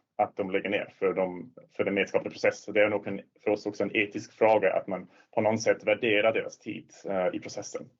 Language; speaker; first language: Swedish; non-native, fluent; Swiss German